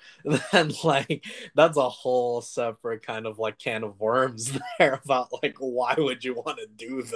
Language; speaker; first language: English; early bilingual, other home language; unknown